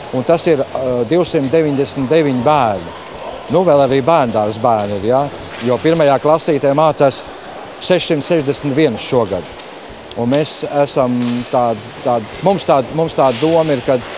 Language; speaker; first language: Latvian; native; Latvian